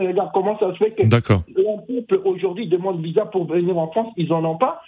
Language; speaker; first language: French; non-native, local second language; Sango